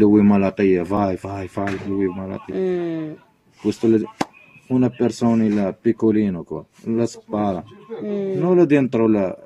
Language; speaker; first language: Italian; non-native, learner; Arabic